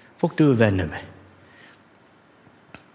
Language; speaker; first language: Norwegian; non-native, fluent; English